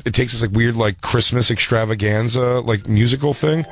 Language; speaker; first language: English; native; English